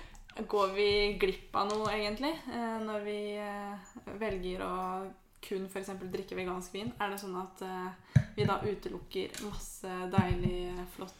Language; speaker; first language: Norwegian; native; Norwegian